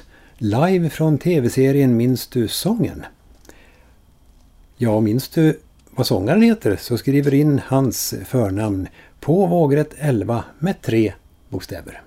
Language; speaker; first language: Swedish; native; Swedish